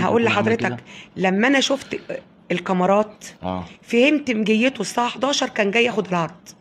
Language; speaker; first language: Arabic; native; Arabic